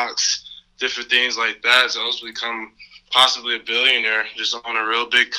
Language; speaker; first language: English; native; English